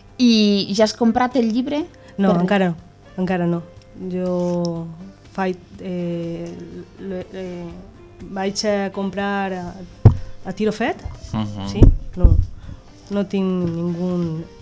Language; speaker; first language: Catalan; non-native, local second language; Spanish